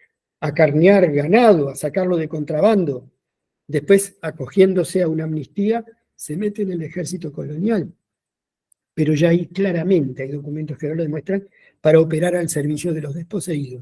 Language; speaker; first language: Spanish; native; Spanish